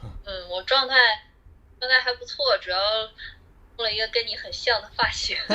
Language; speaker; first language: Chinese; native; Chinese